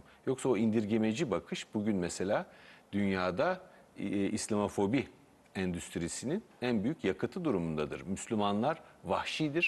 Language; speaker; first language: Turkish; native; Turkish